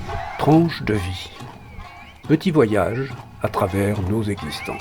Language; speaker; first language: French; native; French